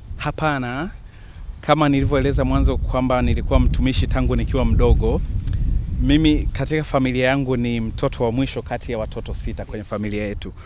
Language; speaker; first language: Swahili; native; Swahili